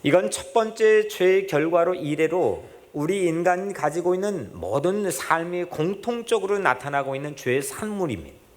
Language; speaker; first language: Korean; native; Korean